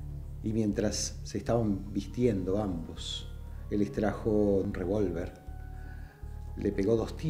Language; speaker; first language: Spanish; native; Spanish